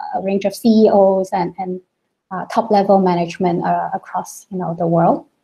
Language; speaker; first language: English; non-native, local second language; Cantonese